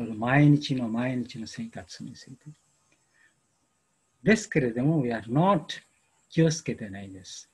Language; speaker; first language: Japanese; non-native, learner; Bangla